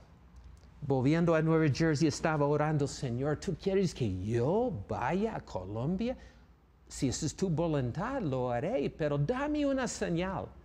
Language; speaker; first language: Spanish; non-native, fluent; English